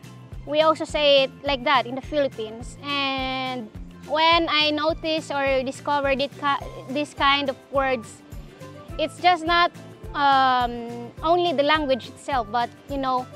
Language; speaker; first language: English; non-native, local second language; Filipino